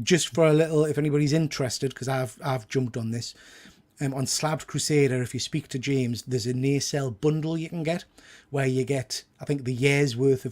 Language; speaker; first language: English; native; English